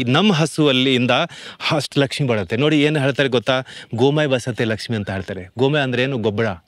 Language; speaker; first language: Kannada; non-native, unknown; Hindi